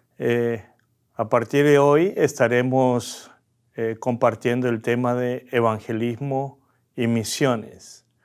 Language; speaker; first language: Spanish; early bilingual, other home language; Korean